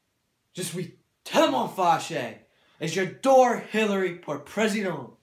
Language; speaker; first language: French; non-native, learner; English